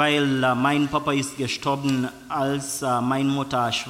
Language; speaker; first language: German; non-native, learner; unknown